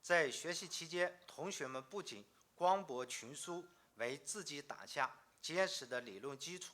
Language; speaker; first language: Chinese; native; Chinese